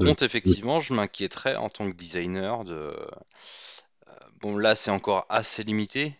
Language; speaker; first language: French; native; French